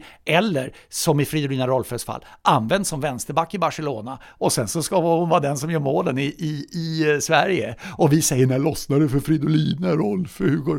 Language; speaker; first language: Swedish; native; Swedish